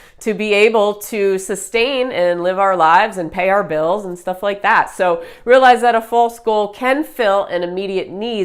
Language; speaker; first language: English; native; English